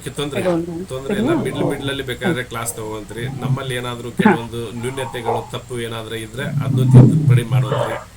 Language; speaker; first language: Kannada; native; Kannada